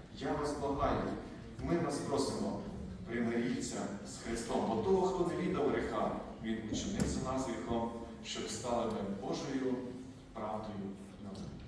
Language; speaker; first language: Ukrainian; native; Ukrainian